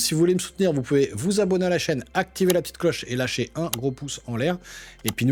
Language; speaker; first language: French; native; French